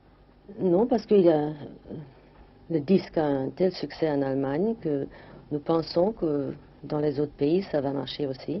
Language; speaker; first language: French; non-native, fluent; German